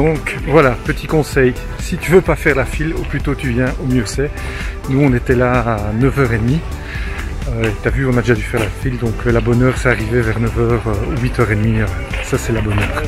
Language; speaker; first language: French; native; French